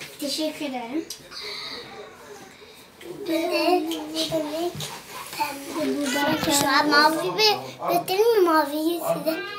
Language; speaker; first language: Turkish; early bilingual, heritage; Turkish